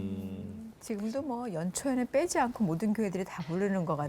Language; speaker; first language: Korean; native; Korean